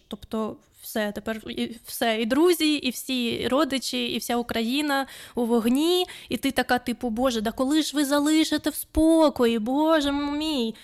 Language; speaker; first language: Ukrainian; non-native, local second language; Russian